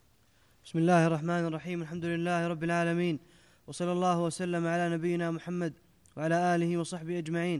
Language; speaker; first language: Arabic; native; Arabic